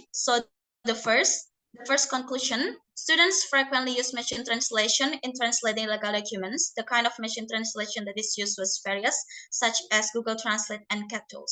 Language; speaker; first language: English; non-native, learner; Indonesian